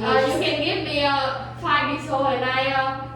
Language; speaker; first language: English; non-native, learner; Vietnamese